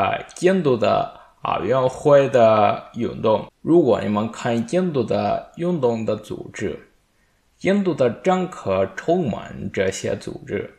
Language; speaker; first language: Chinese; non-native, learner; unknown